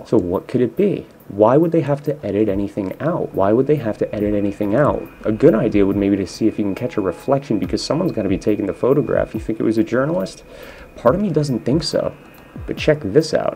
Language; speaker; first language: English; native; English